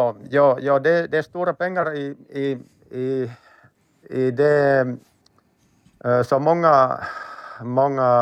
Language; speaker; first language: Swedish; non-native, learner; Finnish